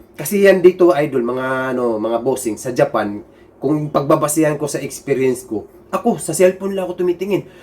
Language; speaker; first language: Filipino; non-native, local second language; Cebuano